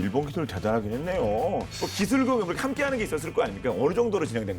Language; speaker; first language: Korean; native; Korean